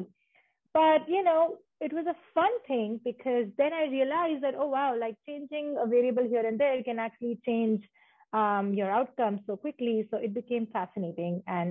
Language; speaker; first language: English; non-native, local second language; Hindi